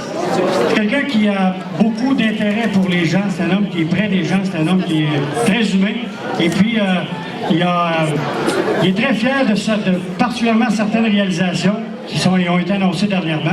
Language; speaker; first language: French; native; French